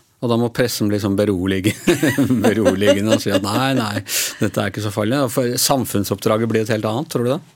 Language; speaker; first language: Norwegian; native; Norwegian